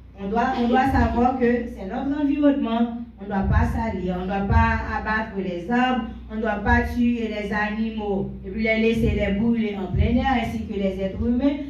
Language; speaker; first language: French; non-native, local second language; Haitian Creole